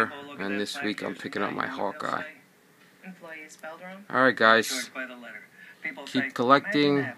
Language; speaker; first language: English; native; English